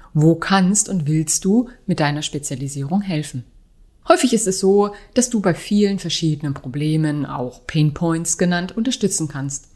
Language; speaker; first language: German; native; German